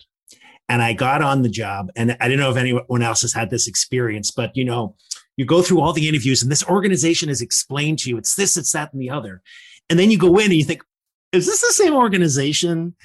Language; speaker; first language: English; native; English